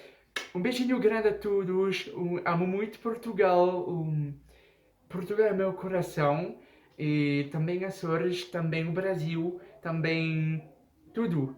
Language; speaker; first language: Portuguese; non-native, learner; French